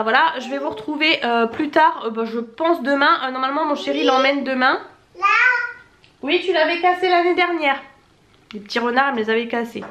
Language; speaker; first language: French; native; French